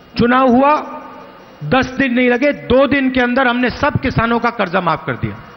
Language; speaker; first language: Hindi; native; Hindi